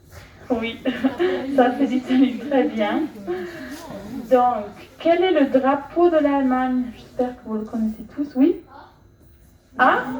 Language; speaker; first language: French; non-native, fluent; German